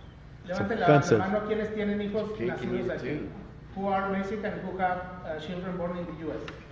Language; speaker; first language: Spanish; native; Spanish